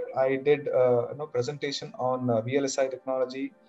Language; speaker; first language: English; non-native, local second language; Kannada